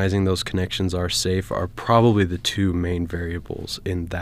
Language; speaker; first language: English; native; English